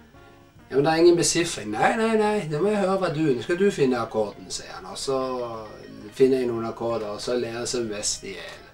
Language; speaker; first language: Norwegian; native; Norwegian